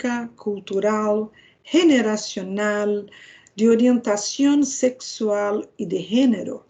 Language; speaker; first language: Spanish; non-native, fluent; Portuguese